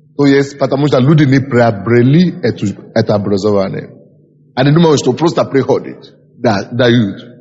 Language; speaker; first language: Russian; non-native, fluent; Yoruba